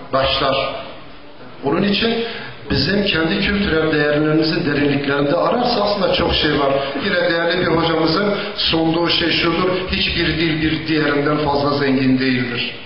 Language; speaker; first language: Turkish; non-native, local second language; Zaza